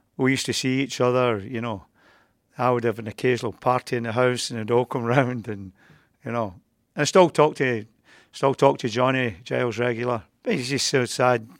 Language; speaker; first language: English; native; English